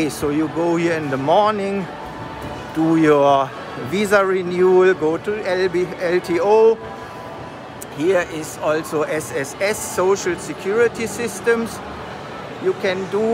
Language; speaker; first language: English; non-native, fluent; German